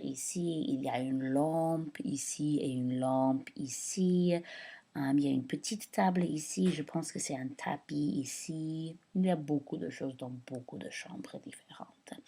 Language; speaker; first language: French; non-native, fluent; English